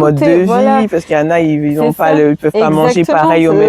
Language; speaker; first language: French; native; French